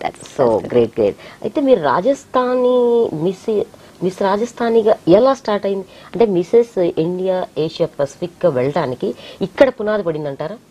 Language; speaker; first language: Telugu; native; Telugu